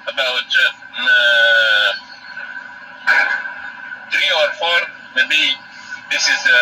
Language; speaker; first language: English; non-native, learner; Arabic